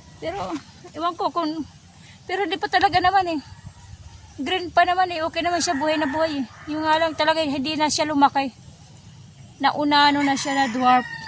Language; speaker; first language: Filipino; non-native, local second language; Waray